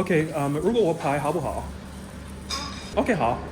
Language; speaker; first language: Chinese; non-native, learner; English